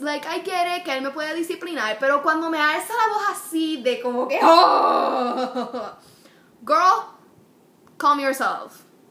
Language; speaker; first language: Spanish; early bilingual, heritage; Spanish